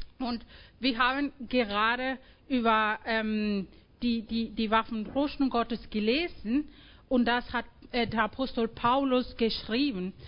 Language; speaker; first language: German; non-native, fluent; Spanish